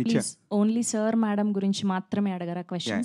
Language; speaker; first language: Telugu; native; Telugu